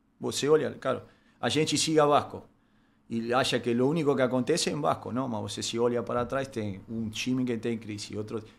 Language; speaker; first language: Spanish; native; Spanish